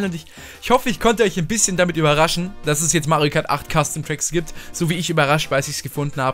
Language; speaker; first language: German; native; German